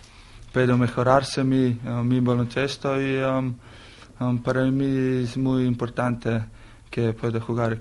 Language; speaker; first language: Spanish; non-native, learner; Slovenian